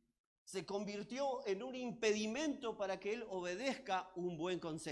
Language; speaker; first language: Spanish; native; Spanish